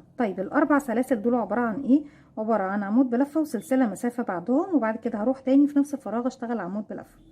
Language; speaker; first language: Arabic; native; Arabic